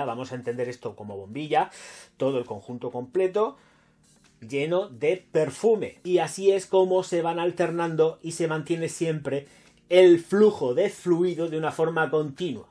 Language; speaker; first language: Spanish; native; Spanish